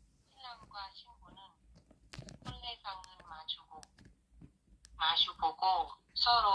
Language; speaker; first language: Korean; non-native, learner; Thai